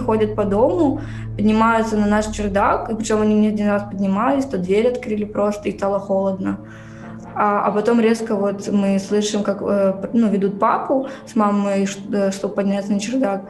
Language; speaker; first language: Russian; native; Russian